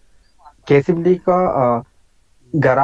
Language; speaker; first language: Spanish; non-native, learner; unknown